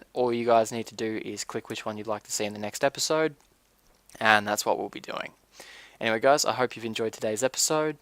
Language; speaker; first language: English; native; English